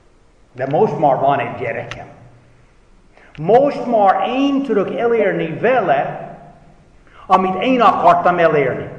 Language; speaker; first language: Hungarian; non-native, fluent; English